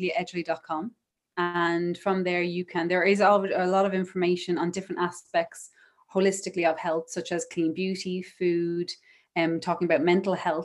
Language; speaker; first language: English; native; English